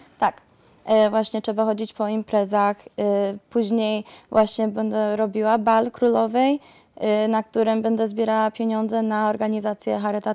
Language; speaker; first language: Polish; early bilingual, heritage; Polish